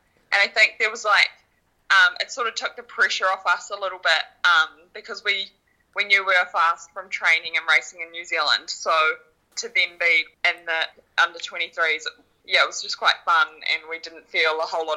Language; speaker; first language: English; native; English